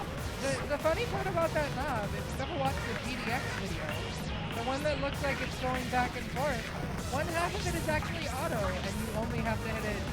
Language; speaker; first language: English; native; English